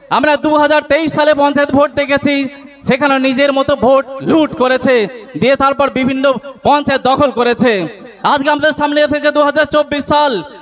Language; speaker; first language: Bangla; non-native, local second language; Santali